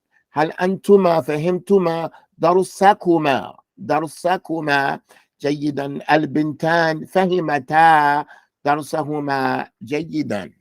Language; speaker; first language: Arabic; non-native, fluent; English